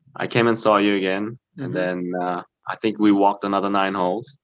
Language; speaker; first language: English; early bilingual, other home language; Korean